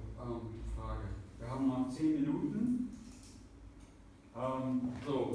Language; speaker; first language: German; non-native, fluent; English